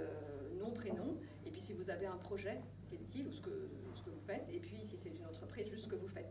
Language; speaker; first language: French; native; French